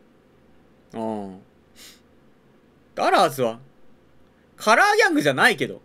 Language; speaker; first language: Japanese; native; Japanese